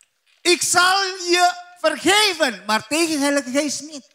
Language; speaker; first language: Dutch; non-native, learner; Indonesian